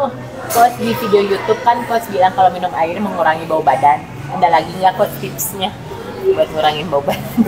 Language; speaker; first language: Indonesian; native; Indonesian